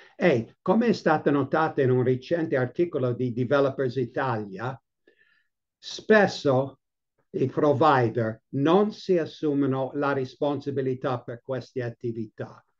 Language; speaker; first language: Italian; non-native, fluent; English